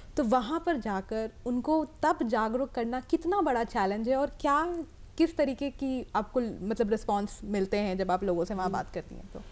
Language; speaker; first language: Hindi; native; Hindi